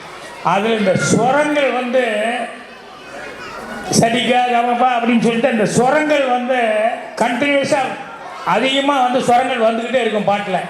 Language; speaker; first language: Tamil; native; Tamil